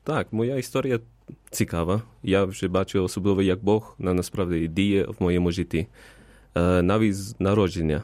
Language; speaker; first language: Ukrainian; non-native, fluent; Spanish